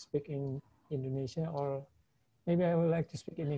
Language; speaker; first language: English; non-native, learner; Indonesian